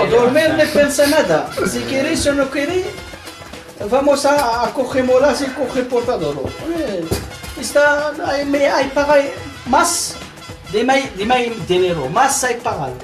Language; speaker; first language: Spanish; non-native, learner; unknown